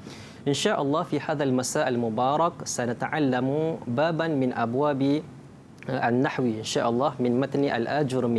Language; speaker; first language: Arabic; non-native, fluent; Malay